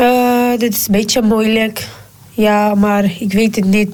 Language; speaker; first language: Dutch; non-native, learner; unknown